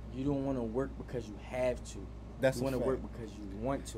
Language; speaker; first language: English; native; English